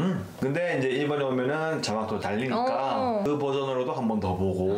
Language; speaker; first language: Korean; native; Korean